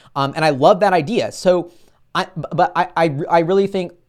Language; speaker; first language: English; native; English